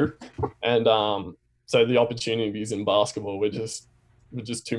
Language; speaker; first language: English; native; English